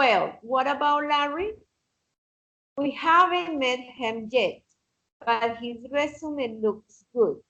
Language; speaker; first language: English; non-native, fluent; Spanish